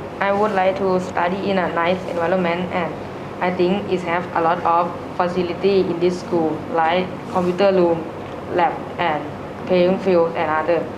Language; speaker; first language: English; non-native, learner; Thai